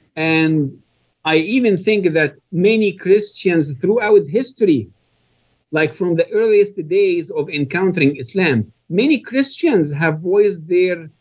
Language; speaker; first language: English; non-native, fluent; Arabic